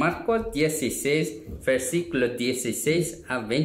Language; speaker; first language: Spanish; non-native, learner; Korean